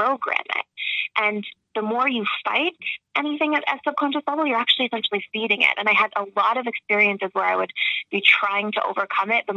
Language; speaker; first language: English; native; English